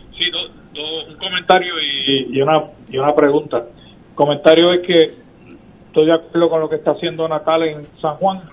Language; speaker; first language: Spanish; native; Spanish